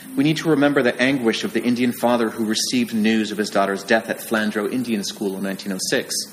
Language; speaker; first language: English; native; English